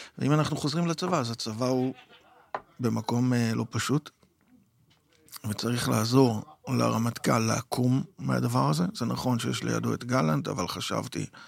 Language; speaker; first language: Hebrew; native; Hebrew